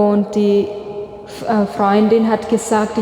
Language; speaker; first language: German; non-native, fluent; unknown